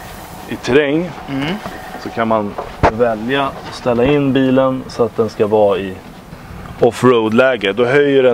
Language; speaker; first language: Swedish; native; Swedish